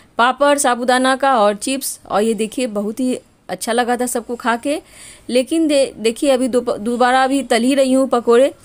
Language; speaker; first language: Hindi; native; Hindi